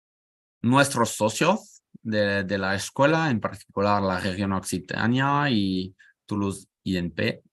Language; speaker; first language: Spanish; non-native, learner; French